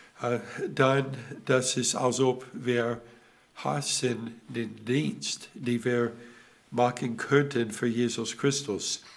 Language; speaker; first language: German; non-native, learner; English